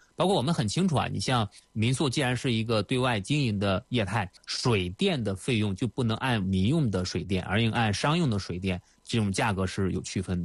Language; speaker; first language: Chinese; native; Chinese